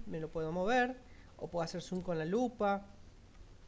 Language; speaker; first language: Spanish; native; Spanish